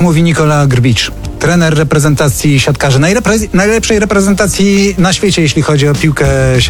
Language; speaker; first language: Polish; native; Polish